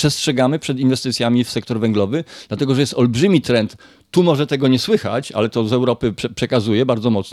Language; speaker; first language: Polish; native; Polish